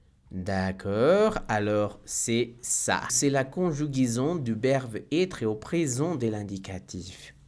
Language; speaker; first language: French; non-native, fluent; Spanish